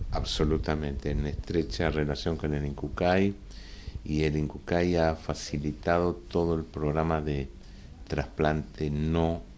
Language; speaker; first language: Spanish; native; Spanish